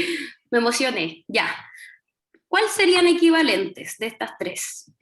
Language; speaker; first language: Spanish; native; Spanish